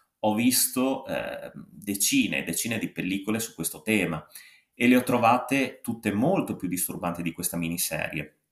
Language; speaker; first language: Italian; native; Italian